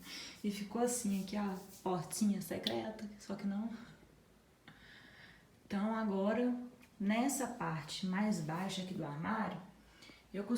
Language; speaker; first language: Portuguese; native; Portuguese